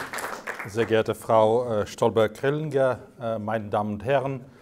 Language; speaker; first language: German; non-native, fluent; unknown